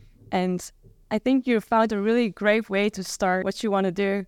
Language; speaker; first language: English; non-native, fluent; Dutch